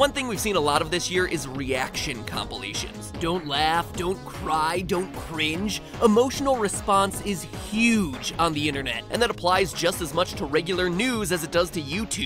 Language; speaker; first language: English; native; English